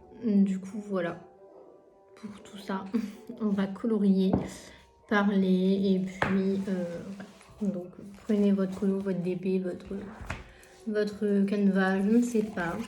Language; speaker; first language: French; native; French